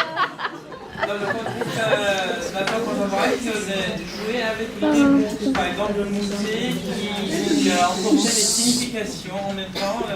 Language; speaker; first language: French; non-native, fluent; Persian